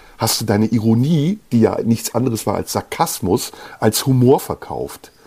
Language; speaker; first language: German; early bilingual, other home language; Turkish